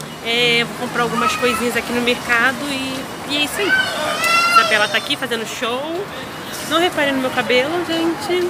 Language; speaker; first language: Portuguese; native; Portuguese